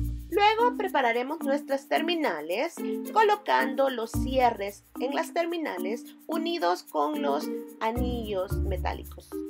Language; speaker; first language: Spanish; native; Spanish